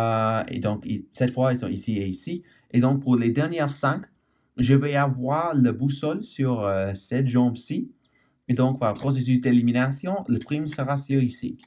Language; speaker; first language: French; non-native, learner; English